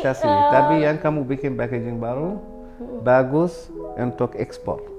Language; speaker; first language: Indonesian; non-native, learner; Arabic